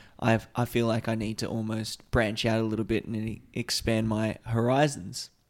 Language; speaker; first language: English; native; English